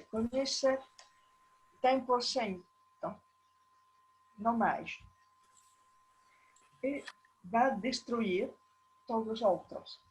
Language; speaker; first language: Portuguese; non-native, learner; Italian